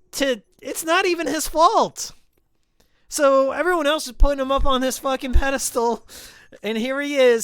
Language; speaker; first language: English; native; English